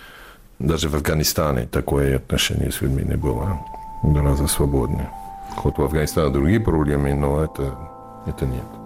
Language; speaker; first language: Russian; non-native, fluent; English